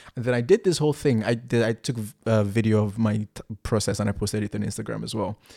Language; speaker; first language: English; non-native, local second language; Igbo